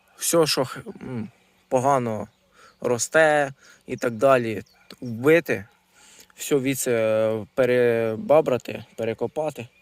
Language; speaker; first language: Ukrainian; non-native, local second language; Russian